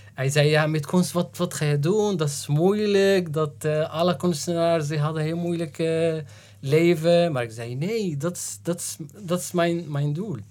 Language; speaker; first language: Dutch; non-native, learner; Arabic